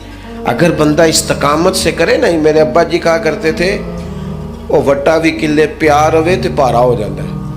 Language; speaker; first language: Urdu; non-native, local second language; Punjabi